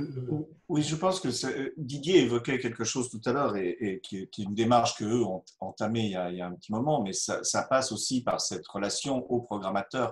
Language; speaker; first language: French; native; French